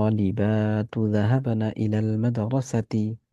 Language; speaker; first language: Arabic; non-native, fluent; Bangla